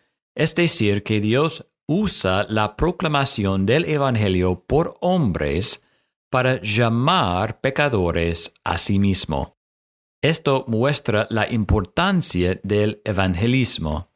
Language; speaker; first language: Spanish; non-native, fluent; English